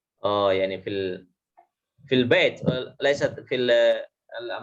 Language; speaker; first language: Arabic; non-native, fluent; Indonesian